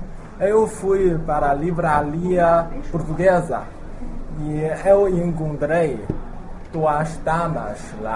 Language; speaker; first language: Portuguese; non-native, learner; Chinese